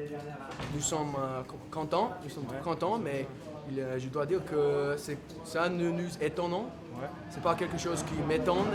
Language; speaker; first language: French; non-native, fluent; English